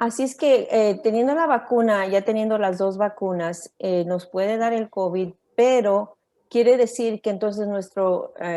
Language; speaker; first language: Spanish; non-native, fluent; English